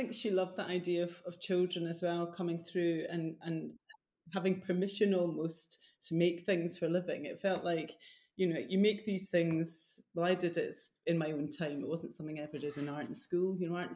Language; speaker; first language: English; native; English